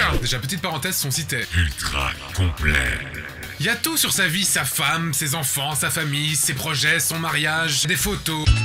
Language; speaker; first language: French; native; French